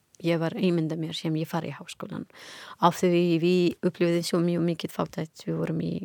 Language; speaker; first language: Icelandic; non-native, learner; Persian